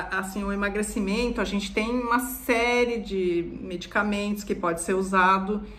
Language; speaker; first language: Portuguese; native; Portuguese